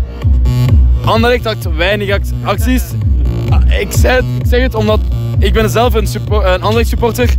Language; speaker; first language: Dutch; non-native, local second language; French